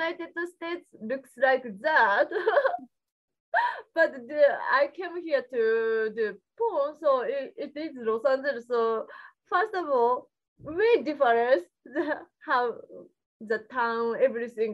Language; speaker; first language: English; non-native, learner; Japanese